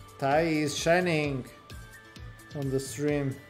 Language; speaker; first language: English; non-native, learner; Portuguese